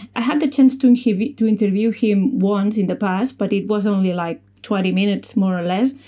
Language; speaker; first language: English; non-native, fluent; Spanish